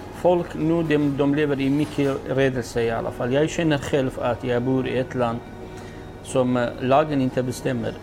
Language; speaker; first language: Swedish; non-native, learner; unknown